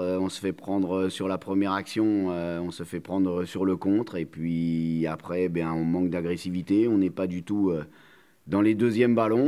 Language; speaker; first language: French; native; French